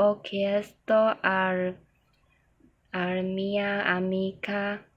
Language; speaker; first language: Italian; non-native, learner; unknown